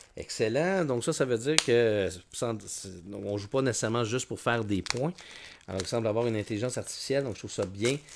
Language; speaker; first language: French; native; French